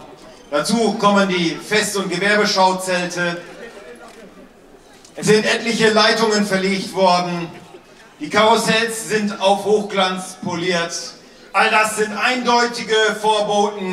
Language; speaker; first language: German; native; German